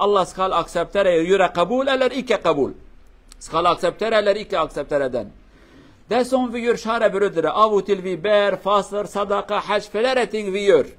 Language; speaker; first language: Norwegian; non-native, learner; Kurdish